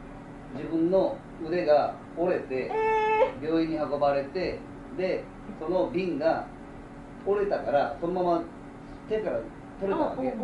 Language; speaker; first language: Japanese; native; Japanese